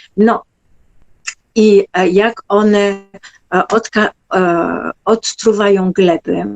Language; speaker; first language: Polish; non-native, fluent; French